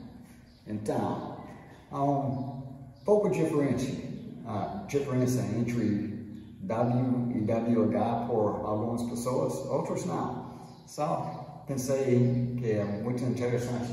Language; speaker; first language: Portuguese; non-native, fluent; English